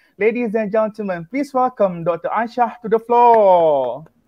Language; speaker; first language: English; non-native, local second language; Malay